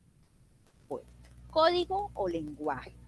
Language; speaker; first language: Spanish; native; Spanish